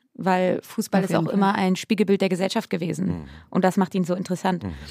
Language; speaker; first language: German; native; German